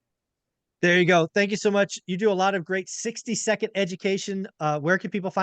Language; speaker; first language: English; native; English